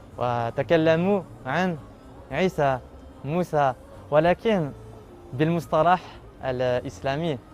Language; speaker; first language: Arabic; non-native, learner; French